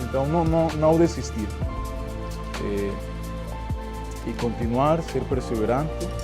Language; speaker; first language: Portuguese; non-native, fluent; Spanish